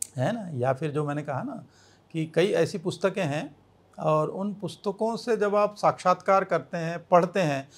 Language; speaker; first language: Hindi; native; Hindi